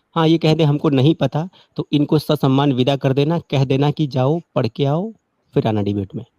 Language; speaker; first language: Hindi; native; Hindi